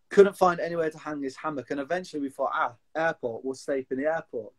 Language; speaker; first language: English; native; English